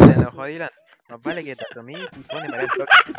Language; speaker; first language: Spanish; native; Spanish